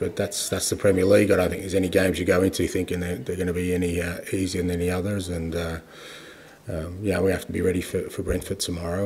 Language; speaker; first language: English; native; English